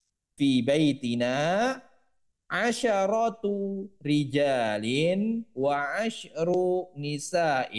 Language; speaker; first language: Arabic; non-native, fluent; Indonesian